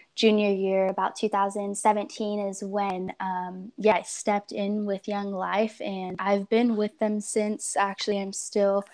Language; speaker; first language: English; native; English